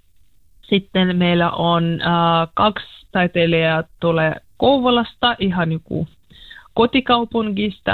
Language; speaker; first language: Finnish; non-native, learner; Russian